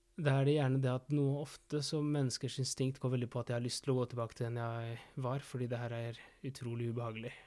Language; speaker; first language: Norwegian; early bilingual, other home language; Spanish